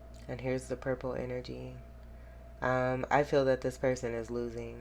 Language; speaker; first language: English; native; English